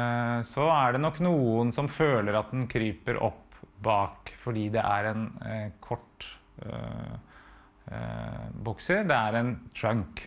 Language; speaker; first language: Norwegian; native; Norwegian